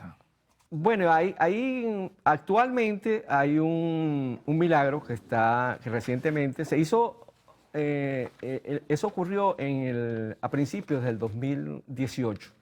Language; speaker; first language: Spanish; native; Spanish